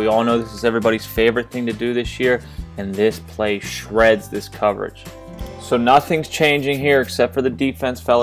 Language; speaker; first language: English; native; English